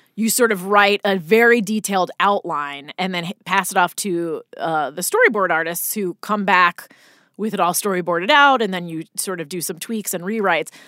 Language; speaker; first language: English; native; English